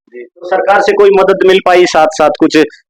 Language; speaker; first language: Hindi; native; Hindi